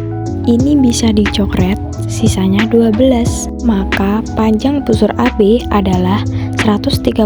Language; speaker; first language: Indonesian; native; Indonesian